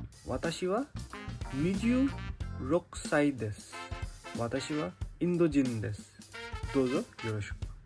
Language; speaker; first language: Japanese; non-native, learner; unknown